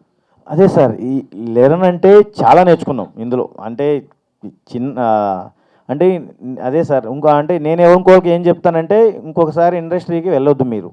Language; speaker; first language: Telugu; native; Telugu